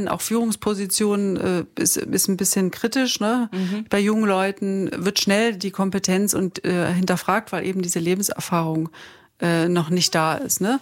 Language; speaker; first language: German; native; German